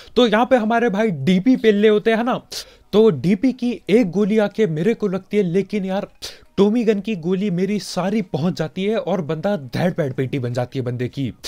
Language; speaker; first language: Hindi; native; Hindi